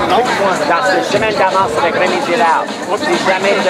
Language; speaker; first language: French; non-native, local second language; English